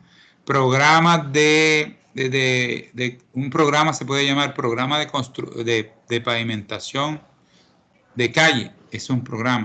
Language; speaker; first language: Spanish; native; Spanish